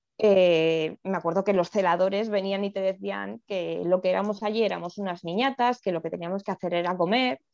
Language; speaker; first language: Spanish; native; Spanish